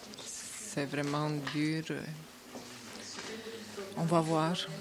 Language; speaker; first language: French; non-native, learner; Bosnian